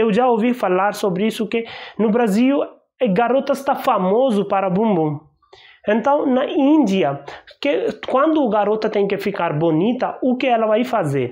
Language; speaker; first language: Portuguese; non-native, learner; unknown